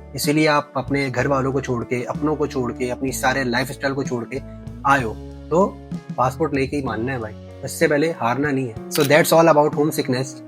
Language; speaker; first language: Urdu; native; Urdu